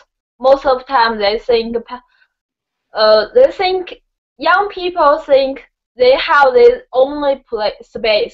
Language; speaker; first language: English; non-native, learner; Chinese